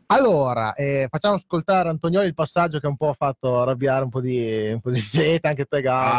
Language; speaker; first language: Italian; native; Italian